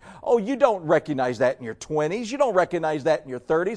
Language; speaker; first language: English; native; English